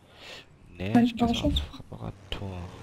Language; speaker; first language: German; native; German